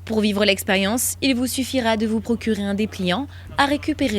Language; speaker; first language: French; native; French